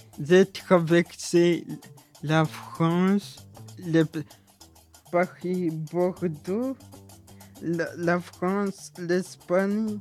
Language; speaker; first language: French; early bilingual, other home language; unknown